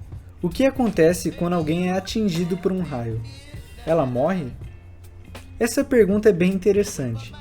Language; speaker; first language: Portuguese; native; Portuguese